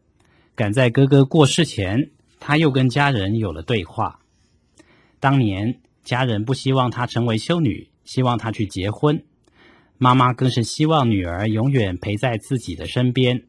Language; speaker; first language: Chinese; native; Chinese